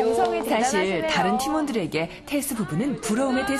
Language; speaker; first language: Korean; native; Korean